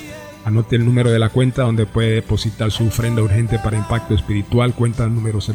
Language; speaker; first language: Spanish; native; Spanish